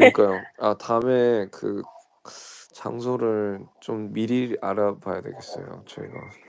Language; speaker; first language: Korean; early bilingual, heritage; Korean